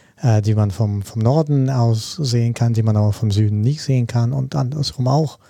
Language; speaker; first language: German; non-native, fluent; Russian